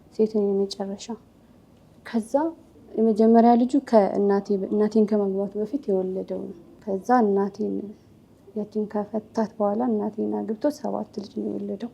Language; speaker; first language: Amharic; native; Amharic